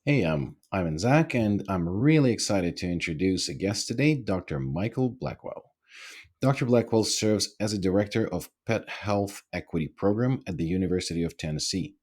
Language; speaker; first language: English; non-native, fluent; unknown